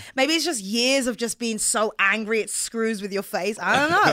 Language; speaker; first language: English; native; English